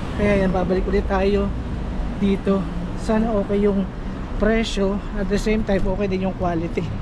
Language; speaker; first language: Filipino; native; Filipino